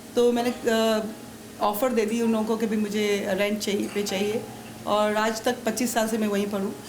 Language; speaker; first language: Urdu; native; Urdu